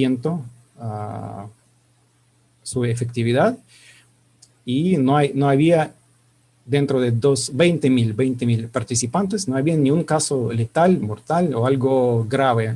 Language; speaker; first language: Spanish; non-native, fluent; Russian